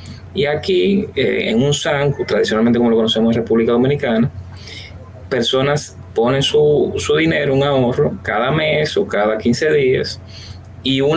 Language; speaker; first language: Spanish; native; Spanish